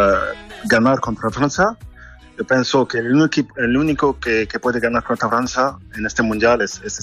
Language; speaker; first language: Spanish; non-native, fluent; French